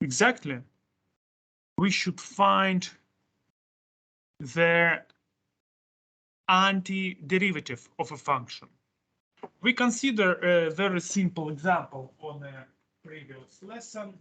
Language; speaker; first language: English; non-native, fluent; Russian